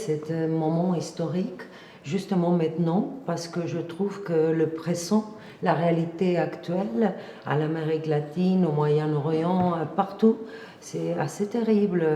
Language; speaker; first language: French; non-native, fluent; Spanish